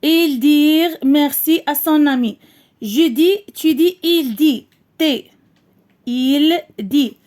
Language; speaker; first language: French; non-native, local second language; Arabic